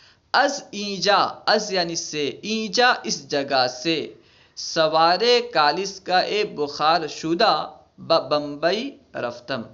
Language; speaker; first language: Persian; non-native, fluent; Urdu